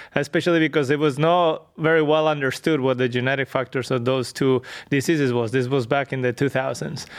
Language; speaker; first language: English; non-native, fluent; Spanish